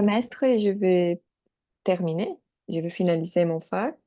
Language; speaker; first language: French; non-native, learner; Portuguese